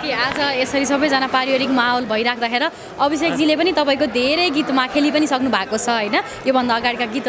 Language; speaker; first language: Nepali; native; Nepali